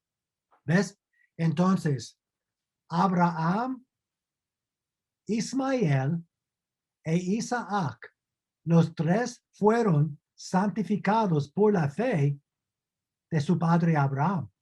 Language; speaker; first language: Spanish; non-native, fluent; English